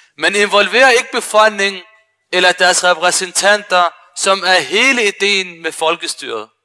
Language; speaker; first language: Danish; early bilingual, other home language; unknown